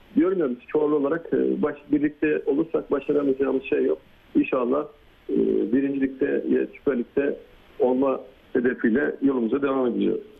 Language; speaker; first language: Turkish; native; Turkish